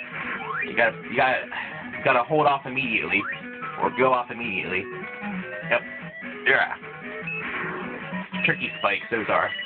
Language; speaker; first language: English; native; English